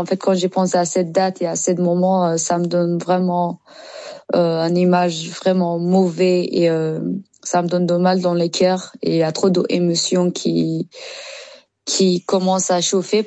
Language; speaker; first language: French; non-native, learner; Persian